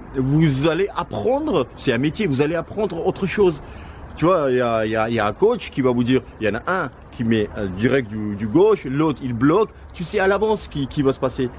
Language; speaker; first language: French; non-native, fluent; Georgian